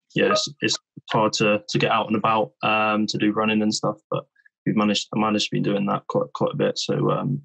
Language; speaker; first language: English; native; English